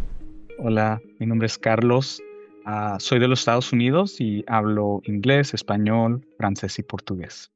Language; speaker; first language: Spanish; non-native, fluent; English